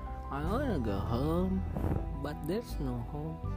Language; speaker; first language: English; non-native, learner; Indonesian